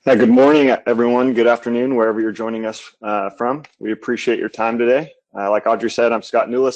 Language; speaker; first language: English; native; English